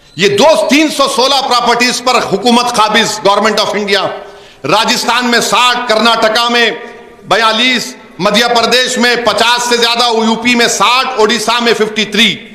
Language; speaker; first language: Urdu; native; Urdu